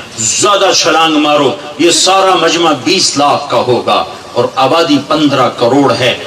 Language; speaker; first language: Urdu; non-native, local second language; Punjabi